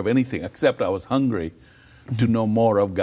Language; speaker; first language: English; non-native, local second language; Gujarati